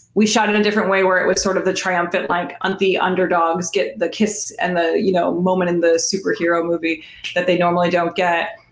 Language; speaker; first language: English; native; English